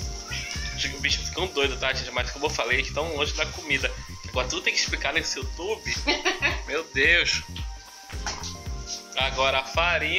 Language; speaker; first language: Portuguese; native; Portuguese